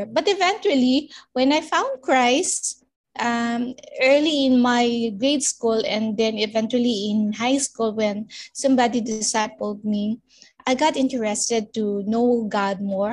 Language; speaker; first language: English; non-native, local second language; Filipino